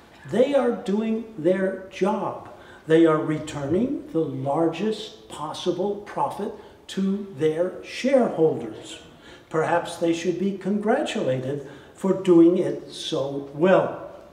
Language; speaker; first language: English; native; English